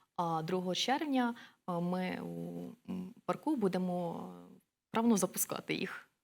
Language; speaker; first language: Ukrainian; native; Ukrainian